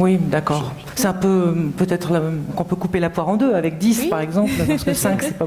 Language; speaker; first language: French; native; French